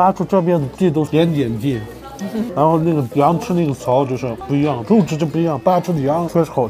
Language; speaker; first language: Chinese; non-native, local second language; Uyghur